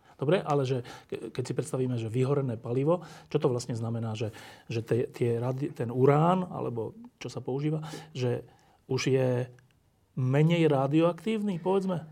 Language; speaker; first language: Slovak; native; Slovak